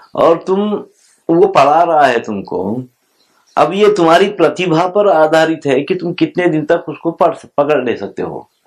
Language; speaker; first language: Hindi; non-native, local second language; Telugu